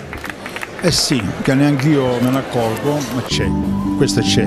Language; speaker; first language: Italian; native; Italian